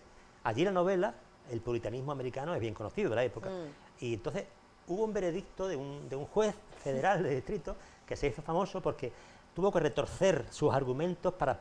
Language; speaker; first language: Spanish; native; Spanish